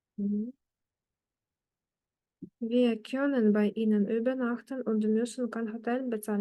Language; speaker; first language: German; non-native, fluent; Ukrainian